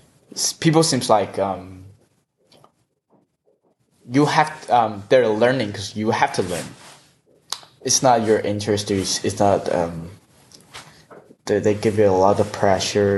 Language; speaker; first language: English; non-native, fluent; Chinese